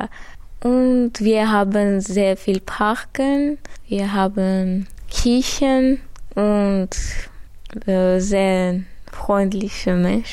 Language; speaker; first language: German; non-native, learner; Armenian